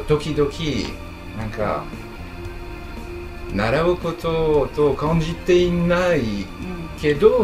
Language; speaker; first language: Japanese; non-native, learner; French